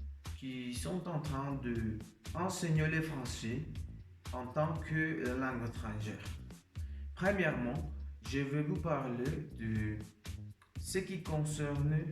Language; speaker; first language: French; non-native, learner; Spanish